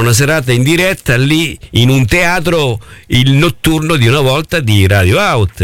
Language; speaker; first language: Italian; native; Italian